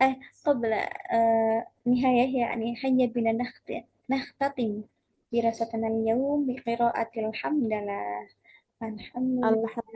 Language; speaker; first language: Arabic; non-native, fluent; Indonesian